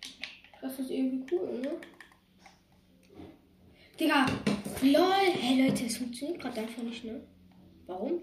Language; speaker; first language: German; native; German